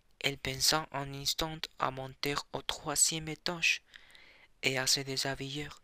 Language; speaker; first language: French; non-native, learner; Spanish